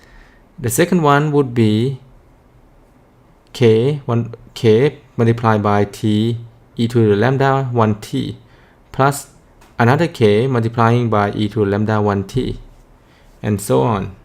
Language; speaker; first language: English; non-native, fluent; Thai